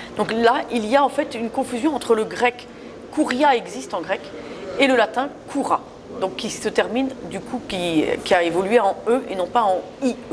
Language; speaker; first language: French; native; French